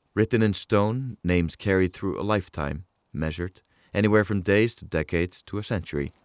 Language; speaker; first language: English; non-native, fluent; Icelandic